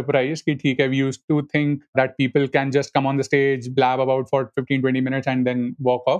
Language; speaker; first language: English; non-native, local second language; Hindi